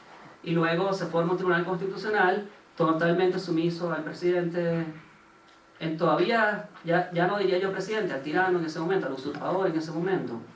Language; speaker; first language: Spanish; native; Spanish